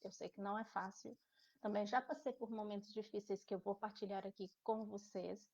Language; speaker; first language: Portuguese; native; Portuguese